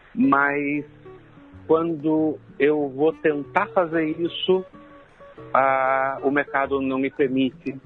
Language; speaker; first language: Portuguese; native; Portuguese